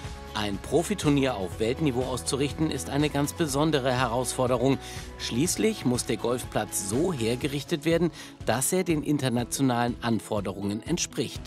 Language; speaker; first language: German; native; German